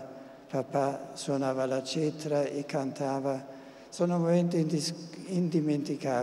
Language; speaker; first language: Italian; non-native, fluent; German